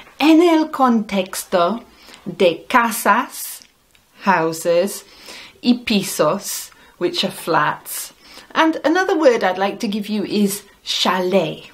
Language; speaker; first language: English; native; English